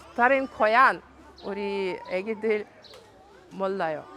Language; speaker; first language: Korean; non-native, learner; Russian